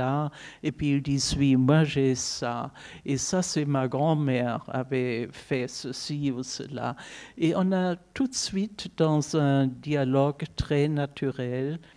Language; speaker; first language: French; non-native, fluent; German